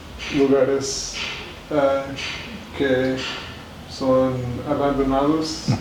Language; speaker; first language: Spanish; non-native, learner; English